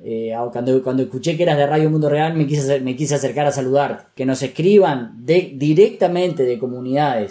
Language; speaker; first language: Spanish; native; Spanish